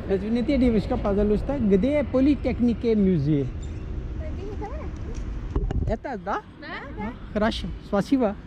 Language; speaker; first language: Russian; non-native, learner; Urdu